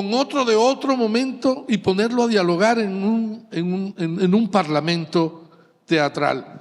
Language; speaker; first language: Spanish; native; Spanish